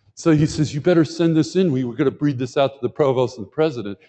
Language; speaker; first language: English; native; English